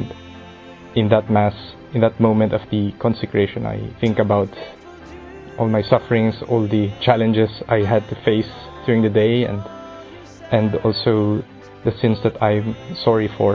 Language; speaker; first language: English; non-native, local second language; Filipino